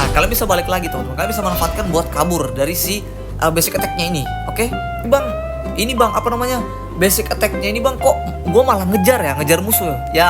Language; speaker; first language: Indonesian; native; Indonesian